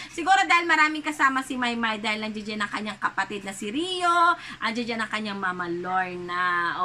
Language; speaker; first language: Filipino; native; Filipino